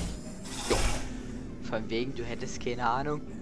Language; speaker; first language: German; native; German